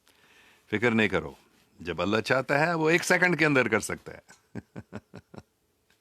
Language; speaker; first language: Hindi; non-native, local second language; English